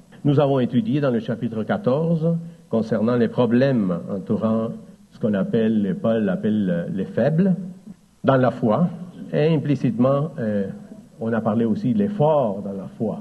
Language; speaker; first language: French; native; French